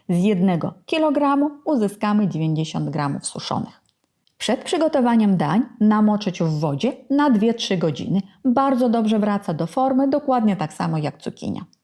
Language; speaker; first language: Polish; non-native, fluent; Ukrainian